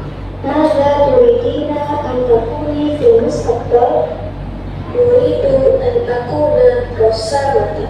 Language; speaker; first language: Arabic; non-native, learner; Indonesian